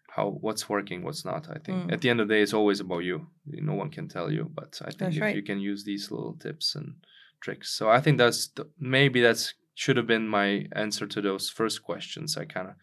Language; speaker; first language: English; non-native, fluent; Czech